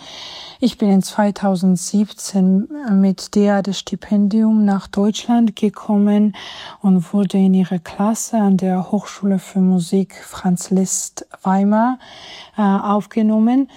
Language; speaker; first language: German; non-native, fluent; Georgian